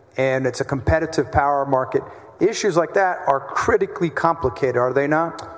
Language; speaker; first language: English; native; English